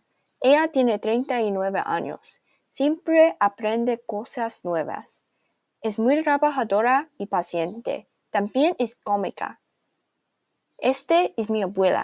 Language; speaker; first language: Spanish; non-native, learner; English